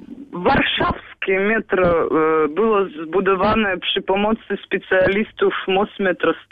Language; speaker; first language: Polish; non-native, learner; Russian